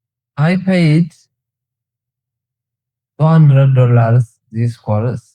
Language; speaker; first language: English; non-native, learner; Tigrinya